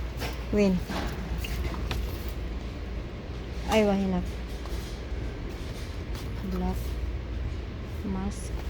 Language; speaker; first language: Arabic; non-native, learner; Filipino